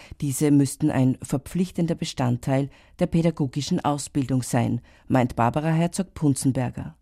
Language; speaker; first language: German; native; German